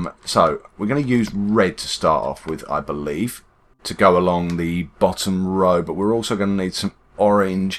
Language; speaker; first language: English; native; English